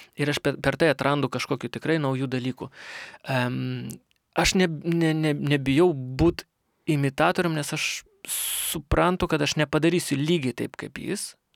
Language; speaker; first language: Lithuanian; non-native, local second language; Russian